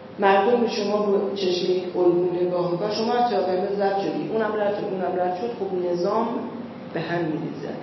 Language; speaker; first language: Persian; native; Persian